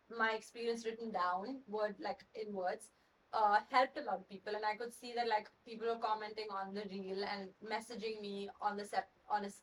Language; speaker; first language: English; non-native, local second language; Hindi